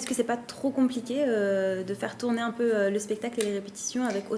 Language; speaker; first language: French; native; French